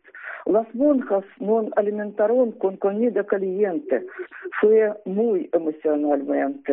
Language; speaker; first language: Spanish; non-native, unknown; Ukrainian